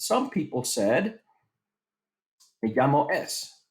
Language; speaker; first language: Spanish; non-native, fluent; English